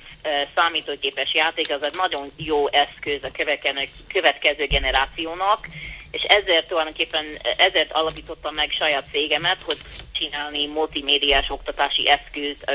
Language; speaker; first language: Hungarian; early bilingual, heritage; Hungarian